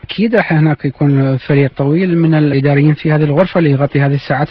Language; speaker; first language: Arabic; native; Arabic